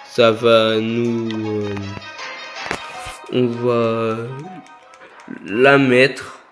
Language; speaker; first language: French; native; French